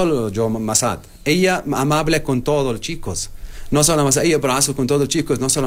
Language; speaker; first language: Spanish; non-native, learner; Arabic